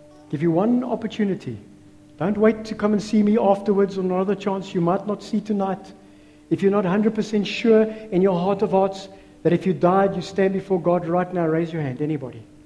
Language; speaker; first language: English; non-native, local second language; Afrikaans